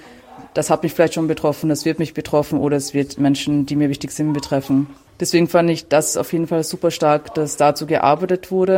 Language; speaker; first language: German; native; German